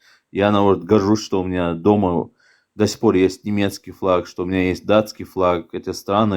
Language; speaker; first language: Russian; non-native, local second language; Kazakh